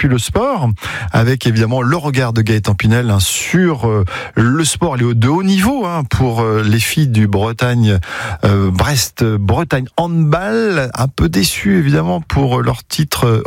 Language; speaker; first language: French; native; French